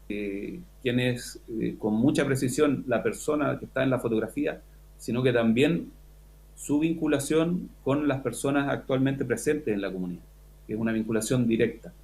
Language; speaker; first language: Spanish; native; Spanish